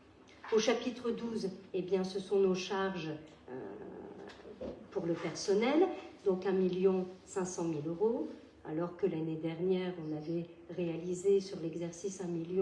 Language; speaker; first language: French; native; French